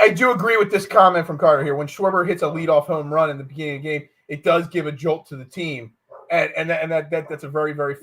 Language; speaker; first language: English; native; English